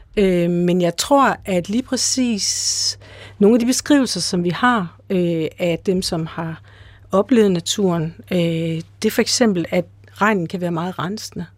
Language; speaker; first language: Danish; native; Danish